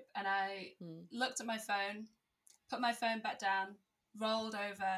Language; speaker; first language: English; native; English